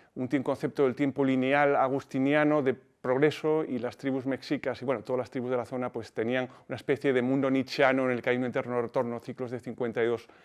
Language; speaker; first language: Spanish; native; Spanish